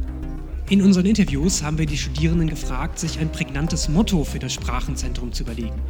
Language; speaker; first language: German; native; German